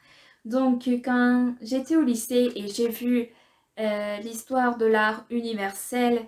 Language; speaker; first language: French; non-native, fluent; Spanish